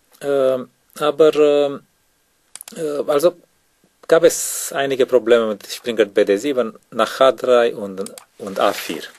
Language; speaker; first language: German; non-native, learner; Romanian